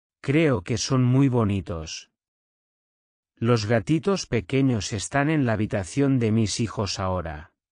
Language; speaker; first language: Spanish; non-native, learner; Turkish